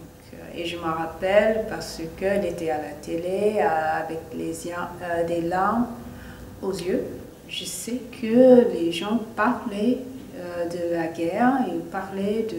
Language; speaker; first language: French; non-native, fluent; English